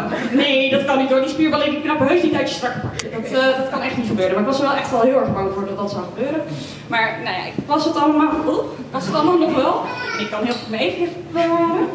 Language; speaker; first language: Dutch; native; Dutch